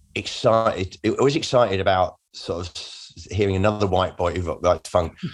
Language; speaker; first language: English; native; English